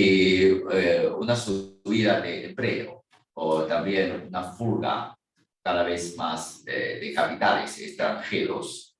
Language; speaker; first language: Spanish; non-native, fluent; Chinese